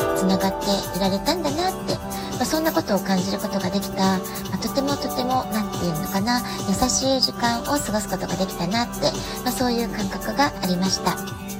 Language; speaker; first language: Japanese; native; Japanese